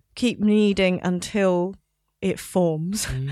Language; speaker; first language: English; non-native, local second language; Cantonese